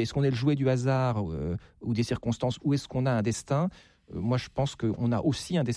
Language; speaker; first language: French; native; French